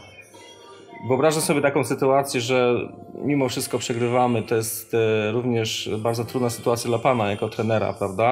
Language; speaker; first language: Polish; native; Polish